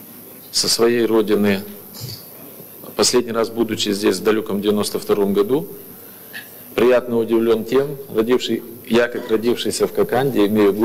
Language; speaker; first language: Russian; native; Russian